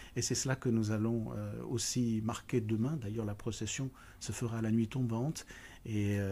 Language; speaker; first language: French; native; French